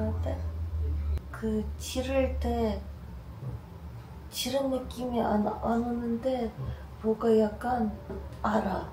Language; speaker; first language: Korean; non-native, learner; Ukrainian